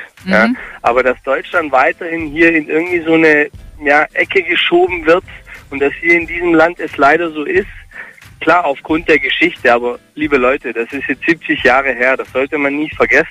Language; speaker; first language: German; early bilingual, other home language; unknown